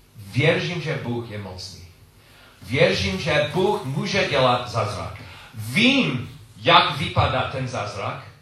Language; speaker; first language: Czech; non-native, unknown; English